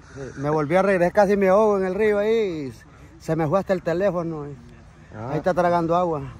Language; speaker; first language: Spanish; native; Spanish